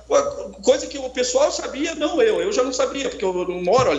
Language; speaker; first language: Portuguese; native; Portuguese